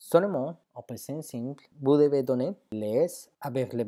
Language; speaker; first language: French; non-native, fluent; Spanish